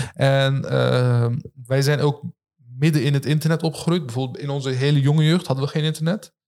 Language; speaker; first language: Dutch; early bilingual, other home language; Turkish